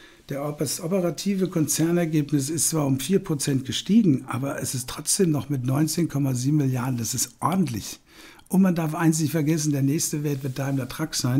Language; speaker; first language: German; native; German